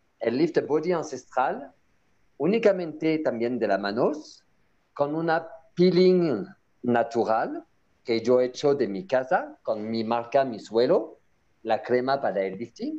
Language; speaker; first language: Spanish; non-native, learner; French